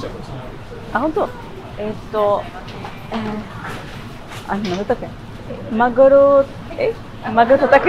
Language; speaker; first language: Japanese; non-native, learner; Arabic